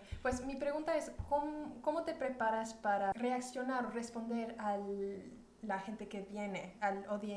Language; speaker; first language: Spanish; early bilingual, other home language; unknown